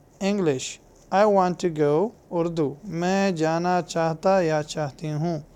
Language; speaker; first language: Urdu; non-native, local second language; Pashto